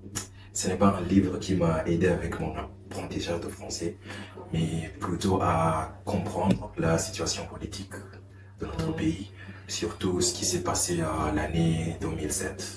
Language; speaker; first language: French; non-native, fluent; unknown